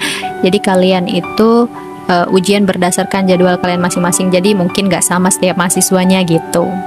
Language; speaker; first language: Indonesian; native; Indonesian